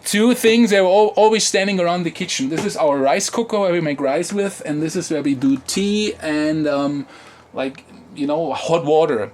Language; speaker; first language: English; non-native, fluent; German